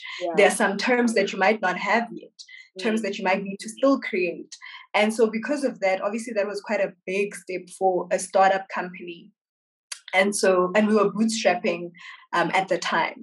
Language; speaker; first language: English; non-native, local second language; Southern Sotho